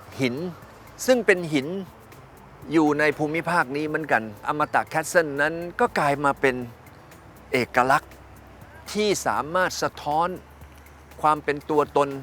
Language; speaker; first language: Thai; native; Thai